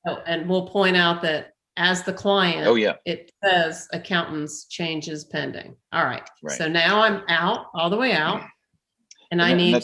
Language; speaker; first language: English; native; English